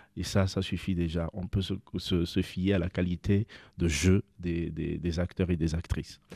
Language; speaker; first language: French; non-native, local second language; Ewe